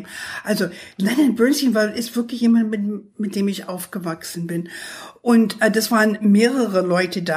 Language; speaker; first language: German; non-native, fluent; English